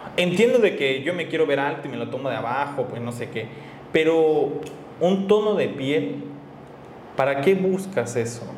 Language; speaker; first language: Spanish; native; Spanish